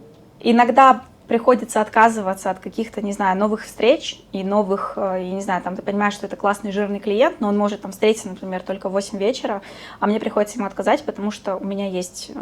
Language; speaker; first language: Russian; native; Russian